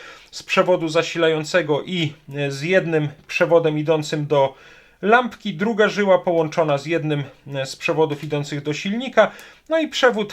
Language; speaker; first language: Polish; native; Polish